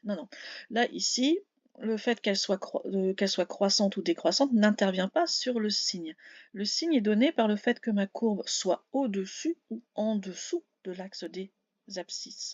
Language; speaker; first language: French; native; French